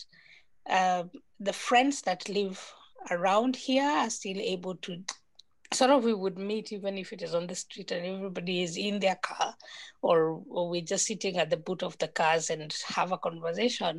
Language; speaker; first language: English; non-native, local second language; Kikuyu